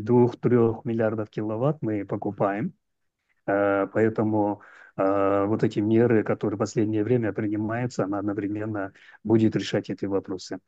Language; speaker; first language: Russian; non-native, local second language; Uzbek